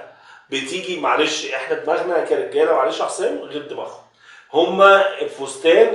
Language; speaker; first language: Arabic; native; Arabic